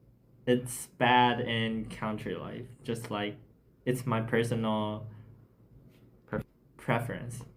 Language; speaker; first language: English; non-native, learner; Chinese